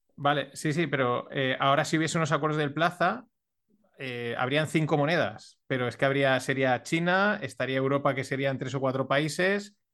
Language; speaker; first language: Spanish; native; Spanish